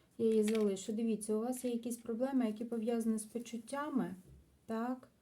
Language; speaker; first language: Ukrainian; non-native, local second language; Russian